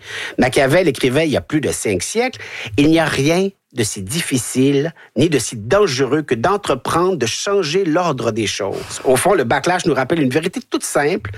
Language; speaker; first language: French; native; French